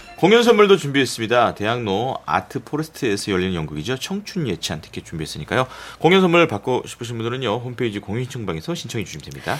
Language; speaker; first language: Korean; native; Korean